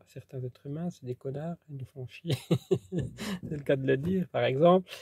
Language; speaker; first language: French; native; French